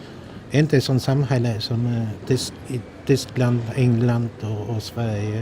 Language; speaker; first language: Swedish; non-native, fluent; Polish